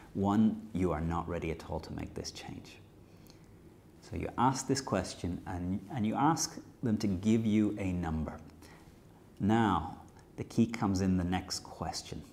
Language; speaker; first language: English; native; English